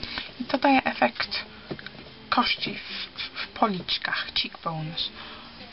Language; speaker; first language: Polish; early bilingual, heritage; Polish